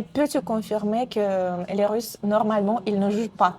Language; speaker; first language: French; non-native, fluent; Russian